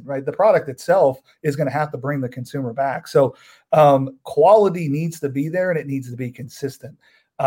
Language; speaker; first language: English; native; English